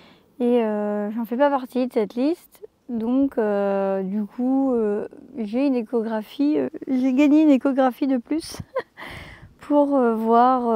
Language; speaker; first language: French; native; French